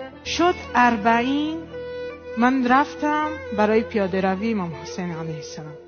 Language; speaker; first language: Persian; non-native, fluent; Portuguese